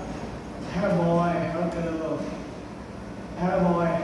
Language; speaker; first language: English; non-native, learner; Thai